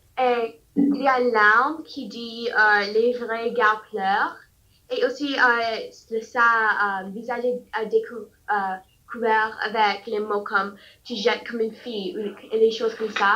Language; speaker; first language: French; non-native, learner; English